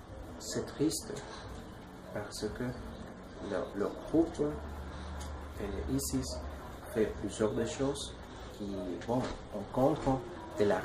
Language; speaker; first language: French; non-native, learner; Spanish